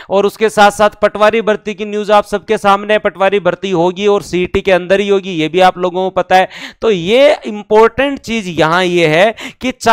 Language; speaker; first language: Hindi; native; Hindi